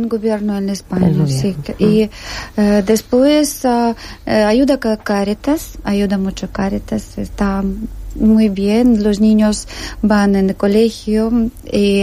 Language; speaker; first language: Spanish; non-native, learner; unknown